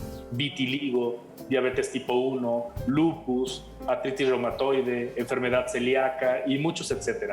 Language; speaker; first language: Spanish; native; Spanish